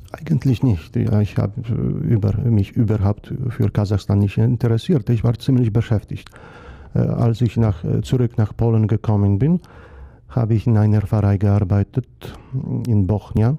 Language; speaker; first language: German; non-native, fluent; Polish